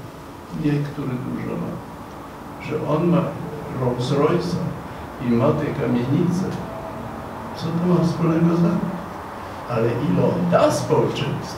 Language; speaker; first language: Polish; non-native, fluent; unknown